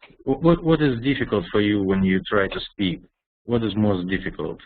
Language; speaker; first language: English; non-native, fluent; Russian